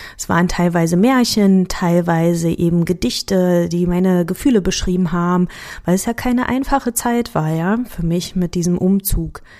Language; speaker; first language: German; native; German